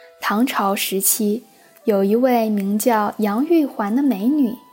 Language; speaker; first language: Chinese; native; Chinese